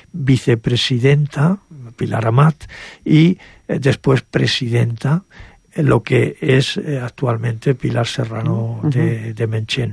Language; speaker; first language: Spanish; native; Spanish